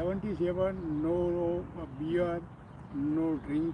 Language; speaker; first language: English; non-native, learner; Gujarati